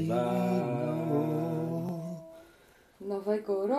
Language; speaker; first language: Polish; non-native, learner; French